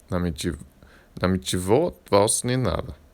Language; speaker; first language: Russian; non-native, learner; English